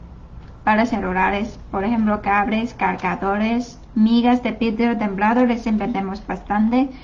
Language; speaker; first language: Spanish; non-native, learner; Chinese